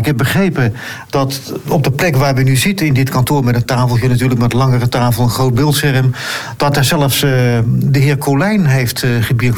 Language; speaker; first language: Dutch; native; Dutch